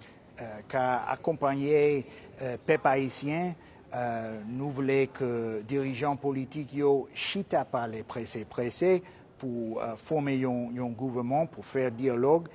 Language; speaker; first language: Haitian Creole; non-native, fluent; English